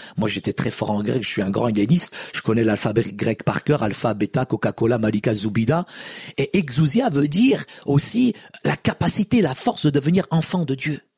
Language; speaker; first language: French; early bilingual, other home language; Arabic